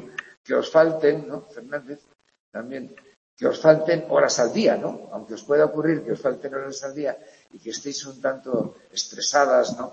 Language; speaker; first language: Spanish; native; Spanish